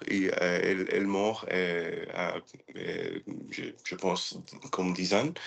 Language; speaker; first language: French; non-native, learner; English